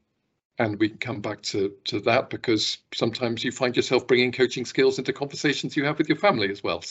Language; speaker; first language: English; native; English